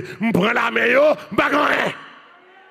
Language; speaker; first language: French; non-native, learner; Haitian Creole